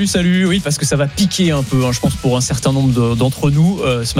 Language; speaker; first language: French; native; French